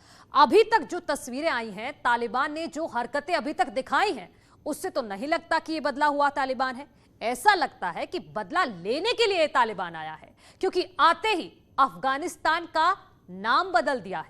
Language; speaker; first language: Hindi; native; Hindi